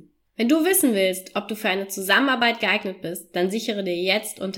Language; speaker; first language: German; native; German